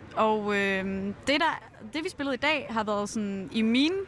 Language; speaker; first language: Danish; native; Danish